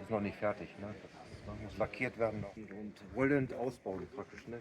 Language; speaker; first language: German; native; German